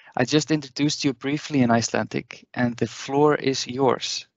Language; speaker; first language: English; non-native, fluent; Icelandic